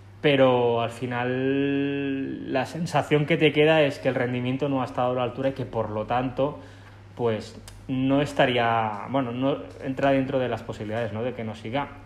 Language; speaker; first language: Spanish; non-native, local second language; Catalan